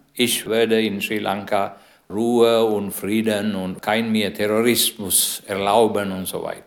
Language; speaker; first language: German; non-native, learner; Sinhala